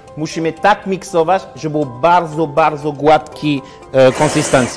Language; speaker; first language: Polish; non-native, learner; French